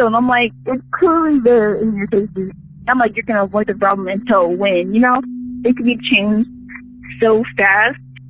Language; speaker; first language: English; native; English